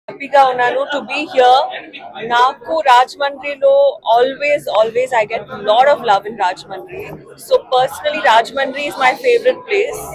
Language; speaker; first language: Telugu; non-native, learner; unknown